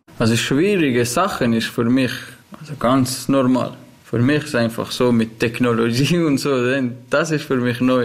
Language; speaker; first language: German; non-native, learner; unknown